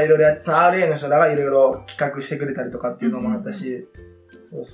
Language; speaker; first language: Japanese; native; Japanese